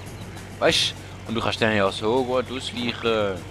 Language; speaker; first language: German; native; German